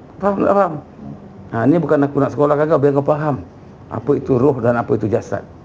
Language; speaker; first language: Malay; native; Malay